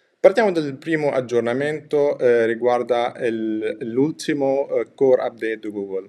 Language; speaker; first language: Italian; non-native, fluent; Arabic